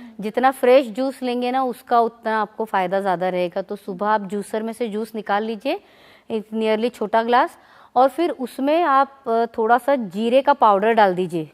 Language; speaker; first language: Hindi; non-native, local second language; Marathi